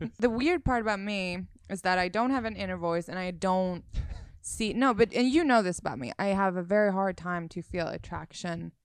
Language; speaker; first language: English; non-native, fluent; Swedish